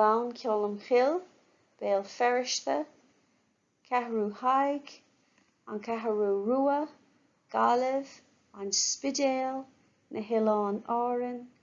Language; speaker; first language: Irish; non-native, local second language; English